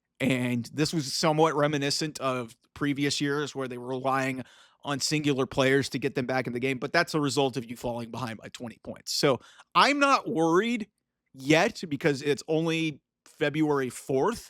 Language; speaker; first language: English; native; English